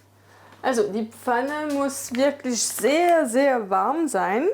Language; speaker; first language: German; non-native, fluent; French